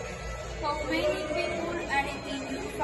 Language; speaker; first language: English; non-native, learner; Spanish